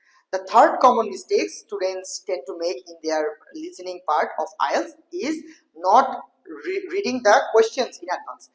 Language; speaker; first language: English; non-native, local second language; Bangla